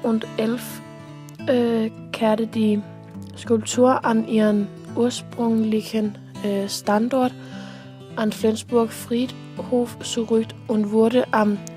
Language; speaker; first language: German; non-native, learner; Danish